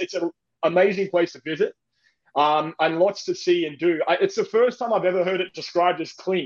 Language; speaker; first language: English; native; English